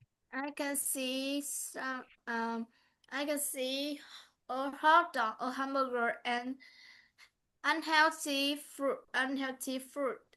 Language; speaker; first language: English; non-native, learner; Vietnamese